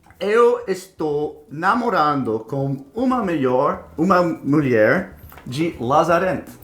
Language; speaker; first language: Portuguese; non-native, fluent; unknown